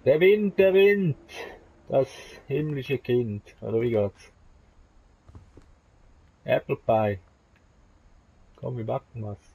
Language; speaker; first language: German; native; German